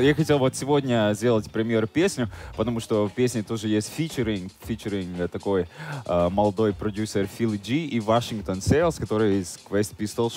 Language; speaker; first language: Russian; non-native, fluent; Latvian